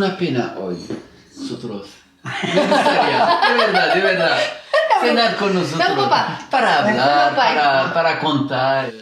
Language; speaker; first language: Spanish; non-native, learner; French